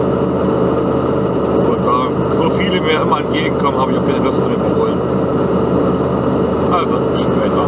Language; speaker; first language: German; native; German